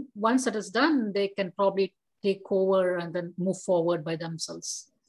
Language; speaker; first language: English; non-native, local second language; Tamil